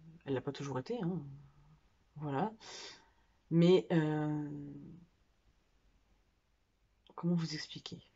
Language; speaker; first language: French; native; French